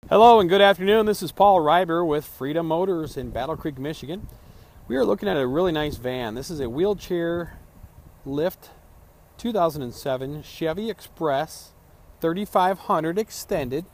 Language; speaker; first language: English; native; English